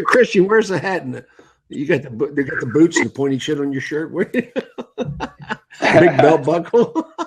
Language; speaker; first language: English; native; English